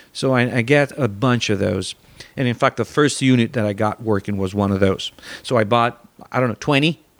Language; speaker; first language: English; non-native, fluent; Italian